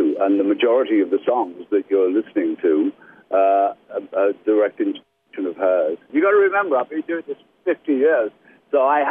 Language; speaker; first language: English; native; English